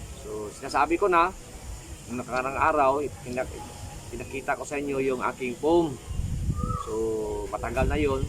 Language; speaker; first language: Filipino; non-native, local second language; Cebuano